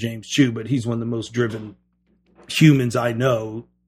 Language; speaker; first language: English; native; English